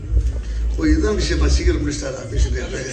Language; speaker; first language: Tamil; native; Tamil